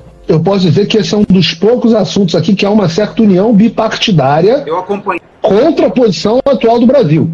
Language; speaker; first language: Portuguese; native; Portuguese